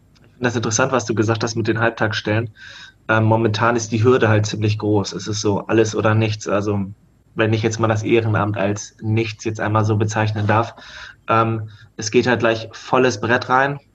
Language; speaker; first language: German; native; German